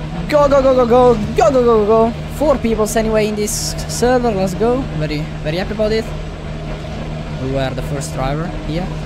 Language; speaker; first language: English; non-native, fluent; Italian